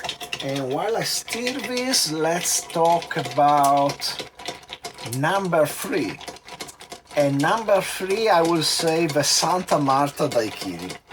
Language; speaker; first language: English; non-native, fluent; Italian